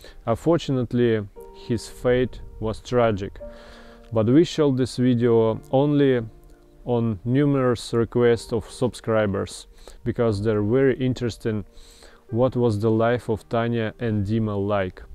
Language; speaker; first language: English; non-native, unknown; Russian